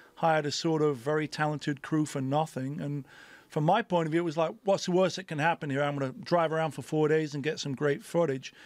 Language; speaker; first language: English; native; English